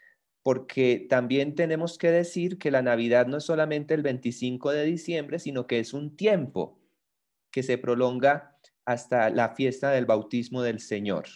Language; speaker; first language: Spanish; native; Spanish